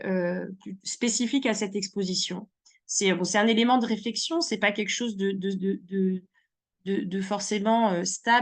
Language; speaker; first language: French; native; French